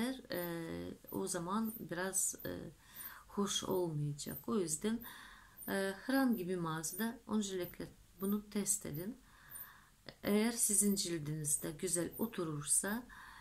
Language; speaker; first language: Turkish; non-native, fluent; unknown